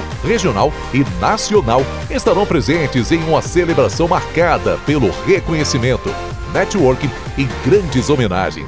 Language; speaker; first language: Portuguese; native; Portuguese